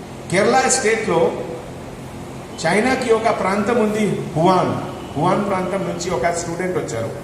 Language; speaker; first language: Telugu; non-native, fluent; Hindi